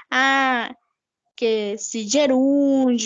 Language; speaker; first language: Spanish; non-native, learner; Portuguese